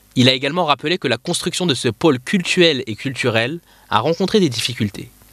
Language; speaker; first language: French; non-native, local second language; Arabic